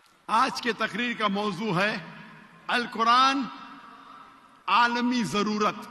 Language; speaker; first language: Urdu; non-native, local second language; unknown